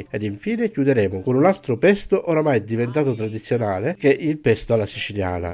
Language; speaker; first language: Italian; native; Italian